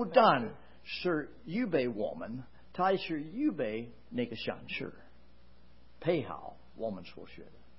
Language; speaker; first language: Chinese; non-native, fluent; English